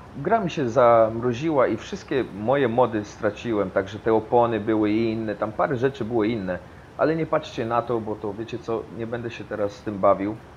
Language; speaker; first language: Polish; early bilingual, heritage; Polish